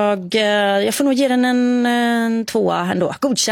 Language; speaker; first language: Swedish; native; Swedish